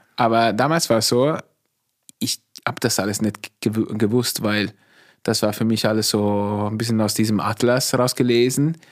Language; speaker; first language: German; non-native, fluent; Italian